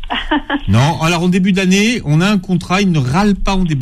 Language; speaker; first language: French; native; French